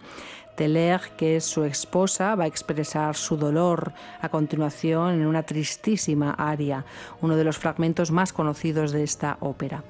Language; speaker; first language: Spanish; native; Spanish